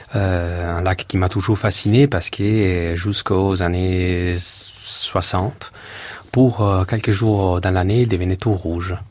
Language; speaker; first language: French; non-native, fluent; Italian